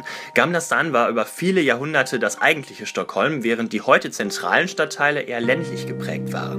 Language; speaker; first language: German; native; German